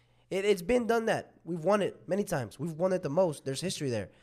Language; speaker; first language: English; early bilingual, other home language; Spanish